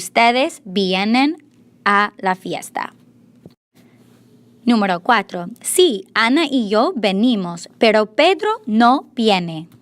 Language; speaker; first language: Spanish; non-native, fluent; English